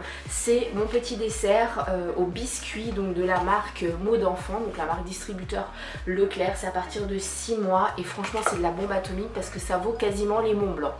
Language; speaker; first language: French; native; French